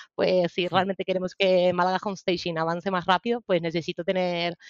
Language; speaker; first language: Spanish; native; Spanish